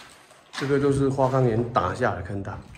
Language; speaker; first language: Chinese; native; Chinese